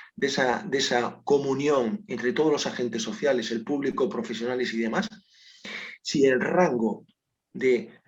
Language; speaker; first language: Spanish; non-native, local second language; Galician